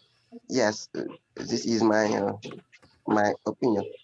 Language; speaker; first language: English; non-native, learner; French